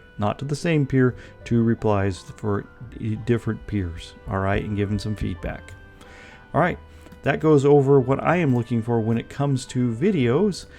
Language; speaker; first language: English; native; English